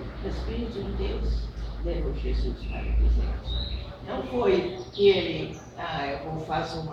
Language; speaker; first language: Portuguese; non-native, fluent; English